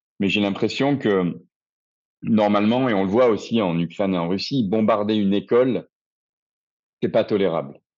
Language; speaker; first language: French; native; French